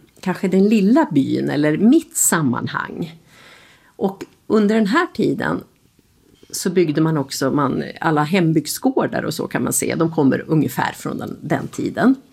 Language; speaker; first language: Swedish; native; Swedish